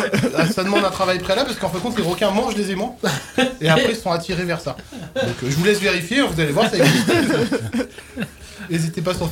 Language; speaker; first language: French; native; French